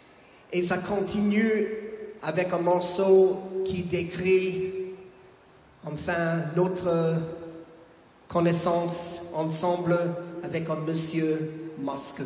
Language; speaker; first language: French; non-native, fluent; English